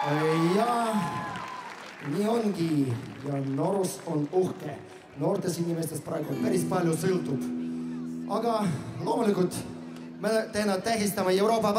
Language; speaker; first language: Estonian; non-native, fluent; Ukrainian